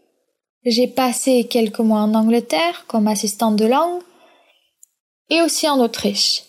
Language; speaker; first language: French; early bilingual, other home language; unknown